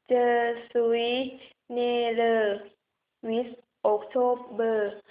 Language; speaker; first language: French; non-native, learner; Thai